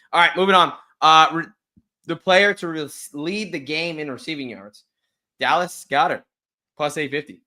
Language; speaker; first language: English; native; English